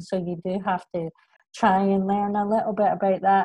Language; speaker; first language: English; native; English